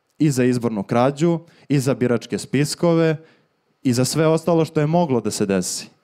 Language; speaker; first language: Serbian; native; Serbian